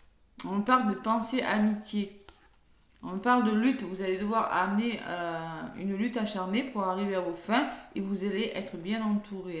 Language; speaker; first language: French; native; French